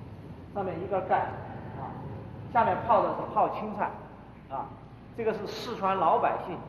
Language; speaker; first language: Chinese; native; Chinese